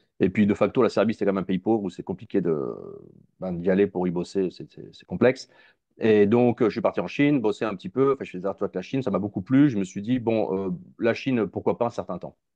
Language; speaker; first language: French; native; French